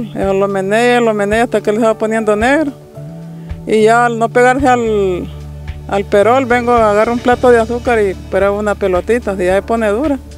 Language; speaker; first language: Spanish; native; Spanish